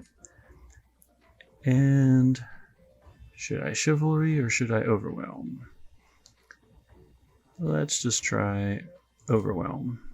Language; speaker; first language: English; native; English